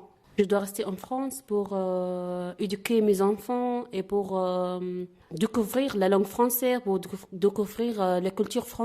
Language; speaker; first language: French; non-native, learner; Arabic